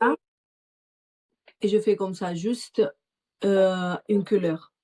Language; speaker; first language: French; non-native, learner; Italian